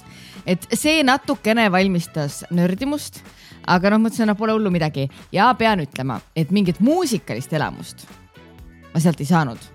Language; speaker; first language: Estonian; native; Estonian